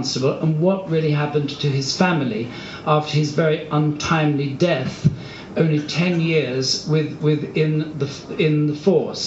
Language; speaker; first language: English; native; English